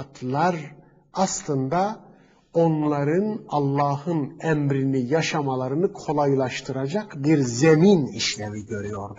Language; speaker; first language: Turkish; native; Turkish